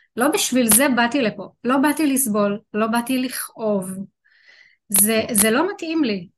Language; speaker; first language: Hebrew; native; Hebrew